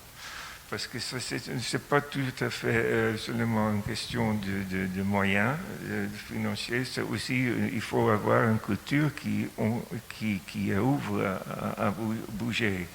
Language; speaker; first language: French; non-native, fluent; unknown